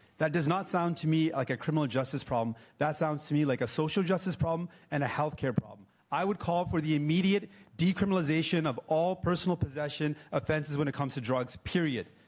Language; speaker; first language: English; native; English